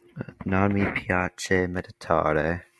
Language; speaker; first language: Italian; non-native, learner; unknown